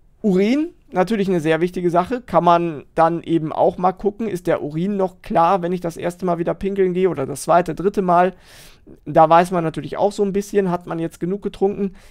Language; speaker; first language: German; native; German